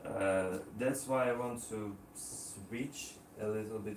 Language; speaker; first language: English; non-native, learner; Russian